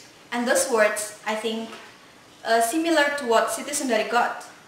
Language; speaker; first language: English; non-native, learner; Indonesian